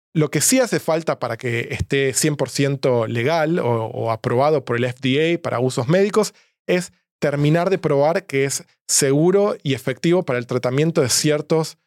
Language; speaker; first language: Spanish; native; Spanish